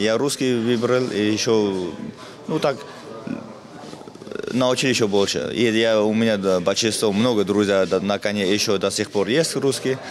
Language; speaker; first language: Russian; non-native, fluent; Armenian